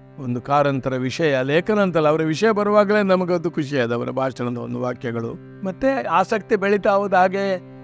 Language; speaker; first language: Kannada; non-native, local second language; Marathi